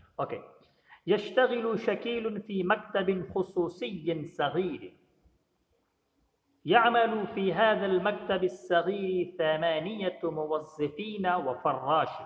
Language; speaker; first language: Arabic; non-native, fluent; Urdu